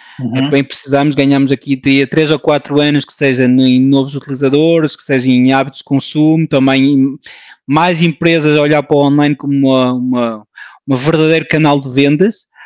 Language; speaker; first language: Portuguese; early bilingual, heritage; Portuguese